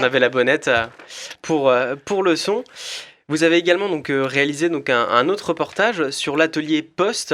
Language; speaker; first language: French; native; French